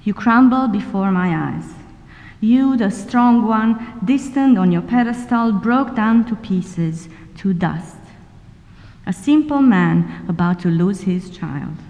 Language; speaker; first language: English; non-native, fluent; Romanian